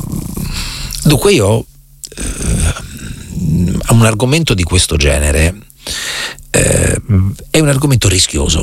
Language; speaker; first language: Italian; native; Italian